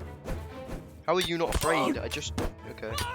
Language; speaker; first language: English; native; English